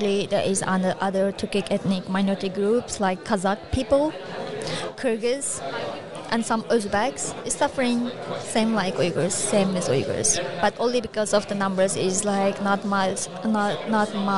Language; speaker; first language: English; non-native, learner; Chinese